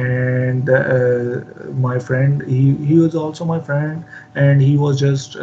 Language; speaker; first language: English; non-native, learner; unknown